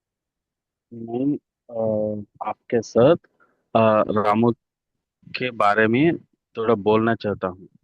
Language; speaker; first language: Hindi; non-native, learner; Telugu